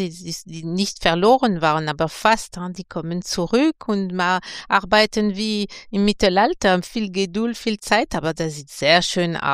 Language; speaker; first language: German; non-native, fluent; French